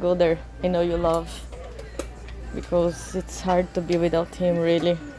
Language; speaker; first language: English; non-native, learner; Portuguese